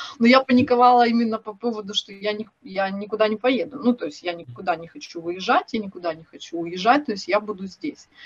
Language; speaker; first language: Russian; native; Russian